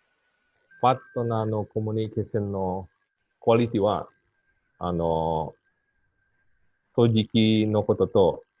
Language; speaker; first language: Japanese; non-native, fluent; Indonesian